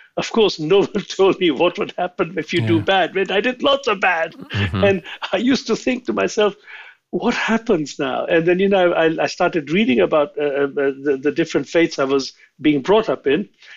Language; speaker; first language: English; non-native, local second language; Sindhi